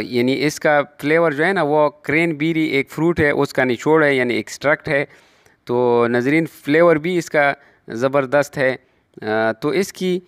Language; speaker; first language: Urdu; non-native, local second language; Pashto